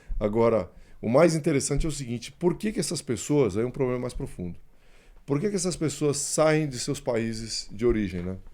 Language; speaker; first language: Portuguese; native; Portuguese